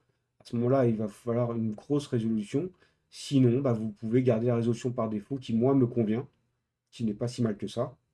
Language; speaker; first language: French; native; French